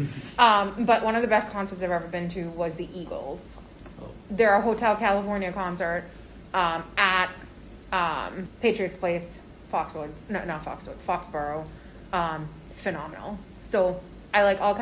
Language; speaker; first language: English; non-native, local second language; Hindi